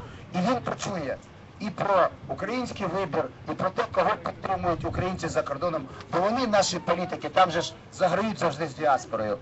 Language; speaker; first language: Ukrainian; native; Ukrainian